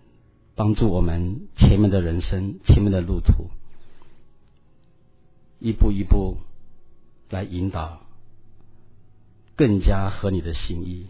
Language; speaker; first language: Chinese; native; Chinese